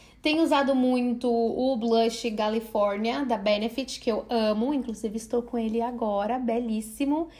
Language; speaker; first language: Portuguese; native; Portuguese